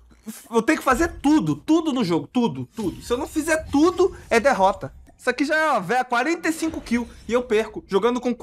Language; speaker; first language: Portuguese; native; Portuguese